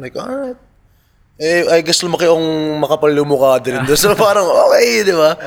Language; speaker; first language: English; non-native, local second language; Cebuano